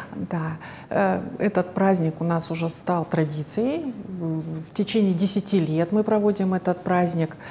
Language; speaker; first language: Russian; native; Russian